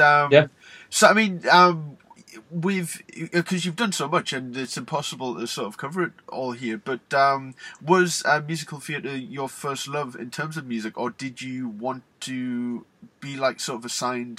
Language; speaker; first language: English; native; English